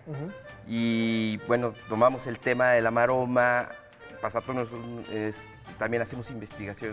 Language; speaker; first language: Spanish; native; Spanish